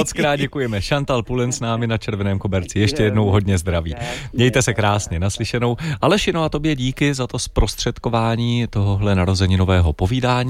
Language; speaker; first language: Czech; native; Czech